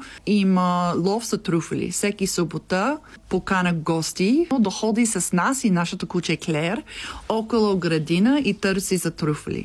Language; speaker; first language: Bulgarian; non-native, learner; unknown